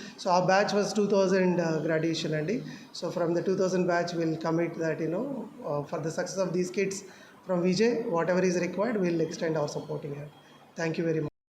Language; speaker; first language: English; non-native, local second language; Telugu